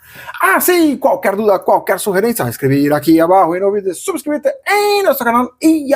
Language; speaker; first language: Spanish; non-native, fluent; Portuguese